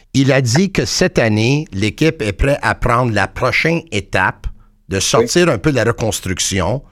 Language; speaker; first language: French; native; French